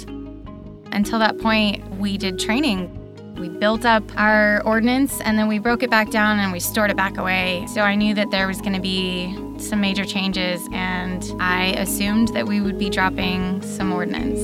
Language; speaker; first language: English; native; English